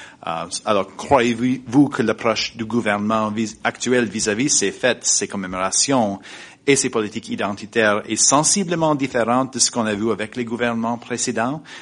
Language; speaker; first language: French; non-native, fluent; English